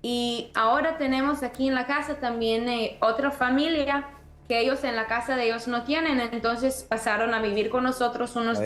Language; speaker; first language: Spanish; early bilingual, heritage; Spanish